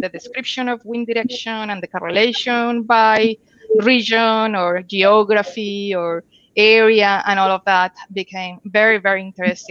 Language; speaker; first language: English; non-native, fluent; Spanish